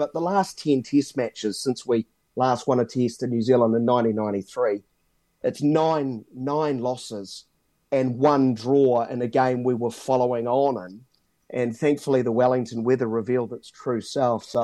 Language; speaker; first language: English; native; English